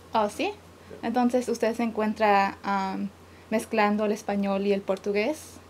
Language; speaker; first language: Spanish; early bilingual, other home language; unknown